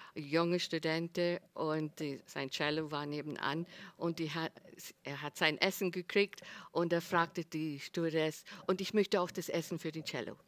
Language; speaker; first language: German; non-native, learner; English